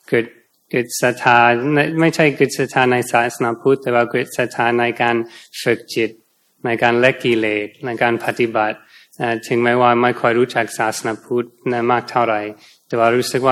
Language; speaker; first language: Thai; non-native, fluent; English